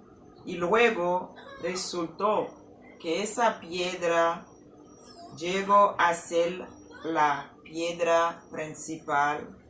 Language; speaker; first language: Spanish; non-native, learner; Haitian Creole